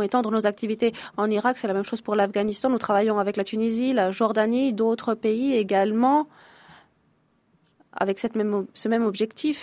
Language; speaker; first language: French; native; French